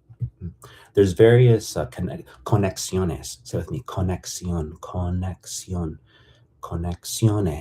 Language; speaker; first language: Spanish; non-native, fluent; English